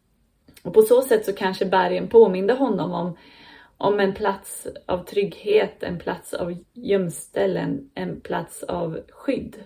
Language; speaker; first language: Swedish; native; Swedish